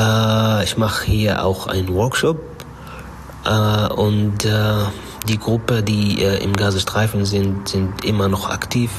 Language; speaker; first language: German; non-native, learner; Arabic